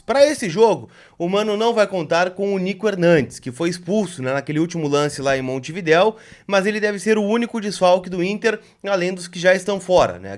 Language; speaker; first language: Portuguese; native; Portuguese